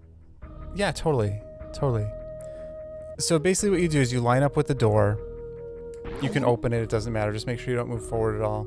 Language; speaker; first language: English; native; English